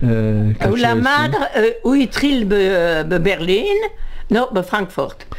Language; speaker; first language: Hebrew; non-native, fluent; French